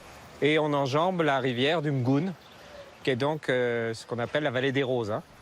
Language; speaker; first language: French; native; French